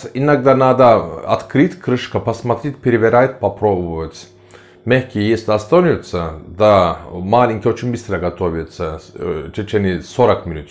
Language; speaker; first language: Russian; non-native, learner; Turkish